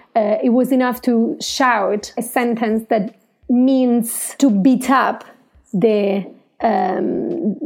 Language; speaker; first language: English; non-native, fluent; Italian